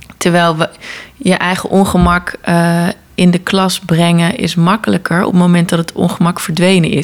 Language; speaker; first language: Dutch; native; Dutch